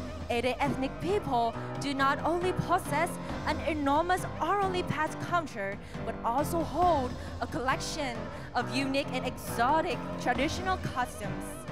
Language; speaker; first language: English; non-native, fluent; Vietnamese